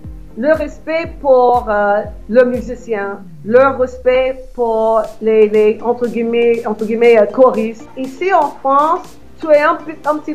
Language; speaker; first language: French; non-native, fluent; English